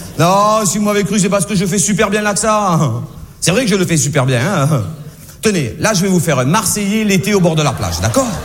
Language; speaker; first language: French; native; French